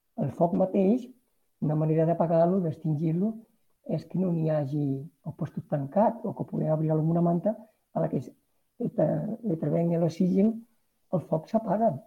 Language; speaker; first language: Catalan; non-native, local second language; Spanish